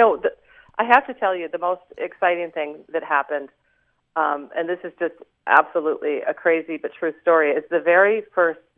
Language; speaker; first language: English; native; English